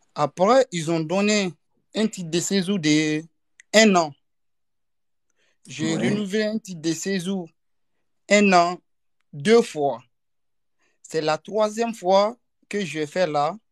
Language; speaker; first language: French; non-native, learner; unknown